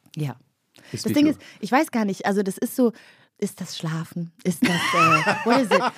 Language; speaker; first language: German; early bilingual, other home language; Kinyarwanda